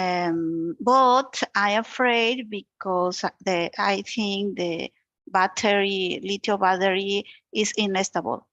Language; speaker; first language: English; non-native, learner; Spanish